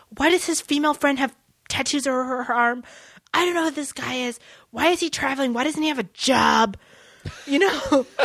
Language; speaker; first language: English; early bilingual, other home language; Vietnamese